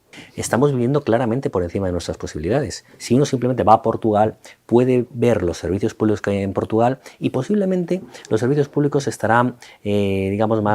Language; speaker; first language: Spanish; native; Spanish